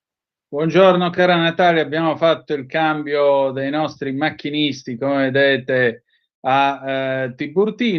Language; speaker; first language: Italian; native; Italian